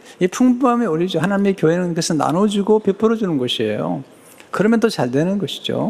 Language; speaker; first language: Korean; native; Korean